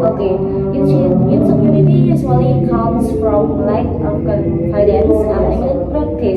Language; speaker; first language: English; non-native, learner; Indonesian